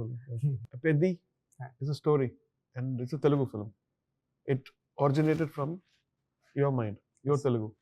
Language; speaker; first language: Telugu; non-native, learner; Tamil